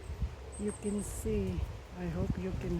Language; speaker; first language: English; non-native, fluent; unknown